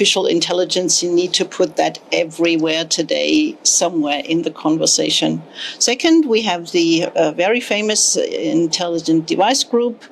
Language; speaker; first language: English; non-native, fluent; German